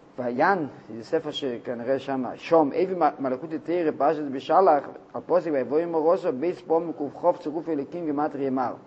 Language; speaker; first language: Hebrew; non-native, fluent; Russian